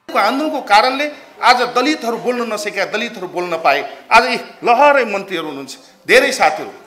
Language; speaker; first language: Nepali; native; Nepali